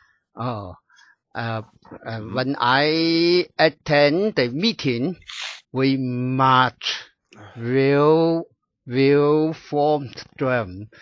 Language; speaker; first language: English; non-native, learner; Chinese